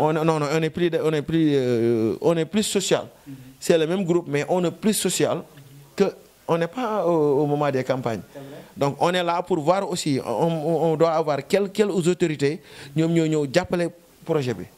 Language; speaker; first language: French; non-native, local second language; Wolof